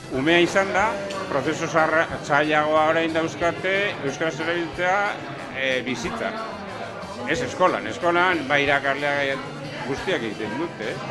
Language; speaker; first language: Basque; non-native, local second language; Spanish